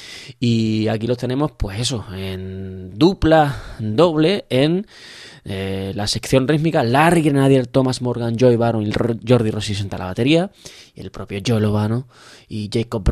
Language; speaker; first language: Spanish; native; Spanish